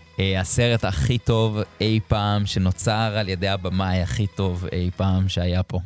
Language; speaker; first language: Hebrew; native; Hebrew